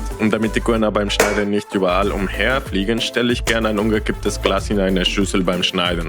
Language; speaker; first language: German; non-native, fluent; Spanish